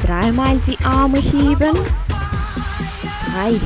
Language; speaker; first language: German; native; German